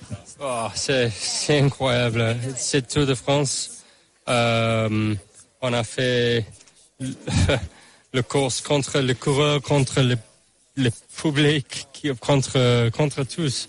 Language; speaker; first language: French; non-native, learner; English